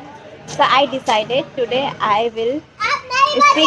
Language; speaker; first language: English; non-native, learner; Hindi